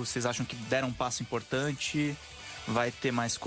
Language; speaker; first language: Portuguese; native; Portuguese